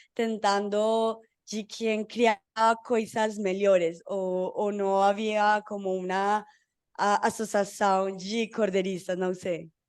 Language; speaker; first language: Portuguese; non-native, fluent; Spanish